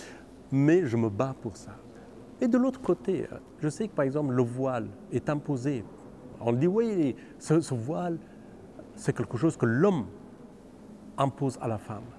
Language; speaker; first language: French; non-native, fluent; Persian